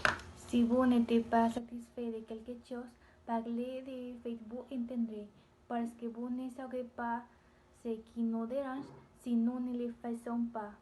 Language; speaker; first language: French; non-native, learner; Spanish